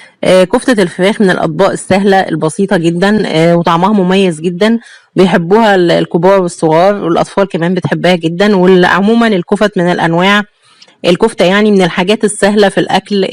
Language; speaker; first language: Arabic; native; Arabic